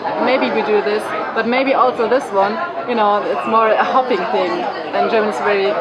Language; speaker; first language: English; non-native, fluent; German